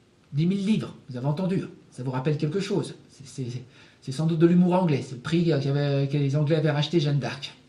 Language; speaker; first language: French; native; French